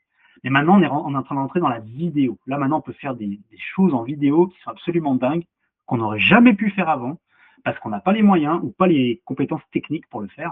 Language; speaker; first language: French; native; French